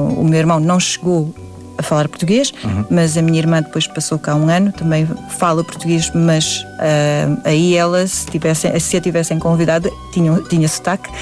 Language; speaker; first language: Portuguese; early bilingual, heritage; Indonesian